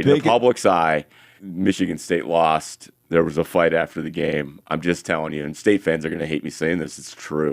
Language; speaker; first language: English; native; English